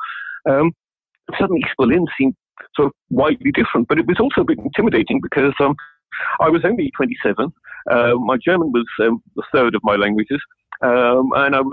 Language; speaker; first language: English; native; English